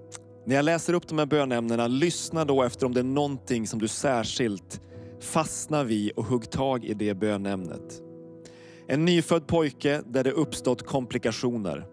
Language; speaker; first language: Swedish; native; Swedish